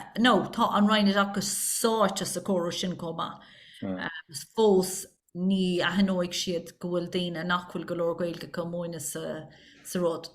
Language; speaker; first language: Irish; non-native, local second language; English